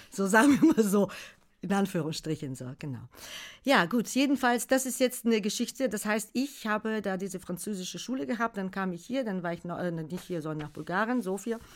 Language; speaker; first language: German; non-native, fluent; Bulgarian